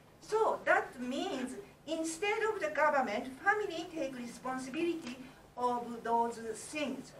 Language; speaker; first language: English; non-native, learner; Japanese